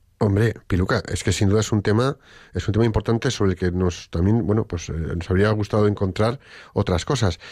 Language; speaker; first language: Spanish; native; Spanish